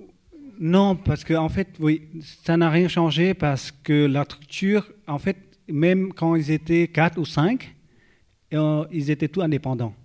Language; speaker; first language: French; non-native, fluent; Vietnamese